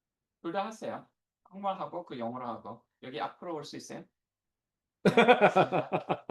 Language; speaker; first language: Korean; non-native, learner; English